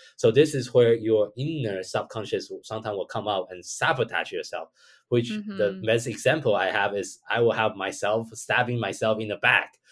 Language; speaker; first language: English; non-native, fluent; Chinese